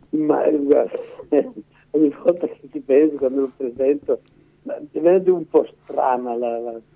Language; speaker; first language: Italian; native; Italian